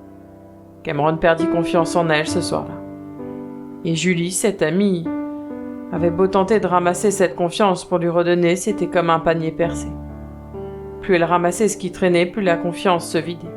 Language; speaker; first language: French; native; French